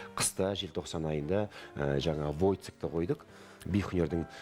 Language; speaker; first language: Kazakh; native; Kazakh